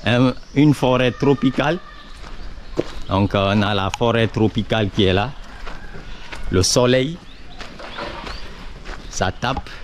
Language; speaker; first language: French; non-native, local second language; Susu